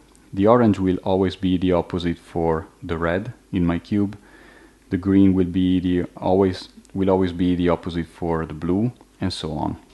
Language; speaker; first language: English; non-native, fluent; Italian